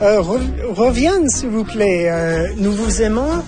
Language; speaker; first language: French; non-native, fluent; English